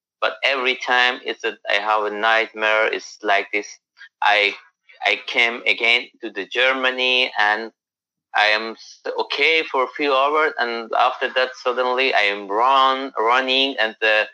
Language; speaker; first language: English; non-native, learner; Persian